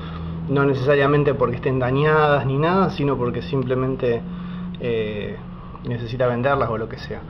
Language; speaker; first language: Spanish; native; Spanish